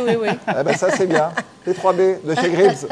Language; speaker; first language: French; native; French